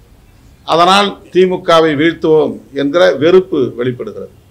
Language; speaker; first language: Tamil; native; Tamil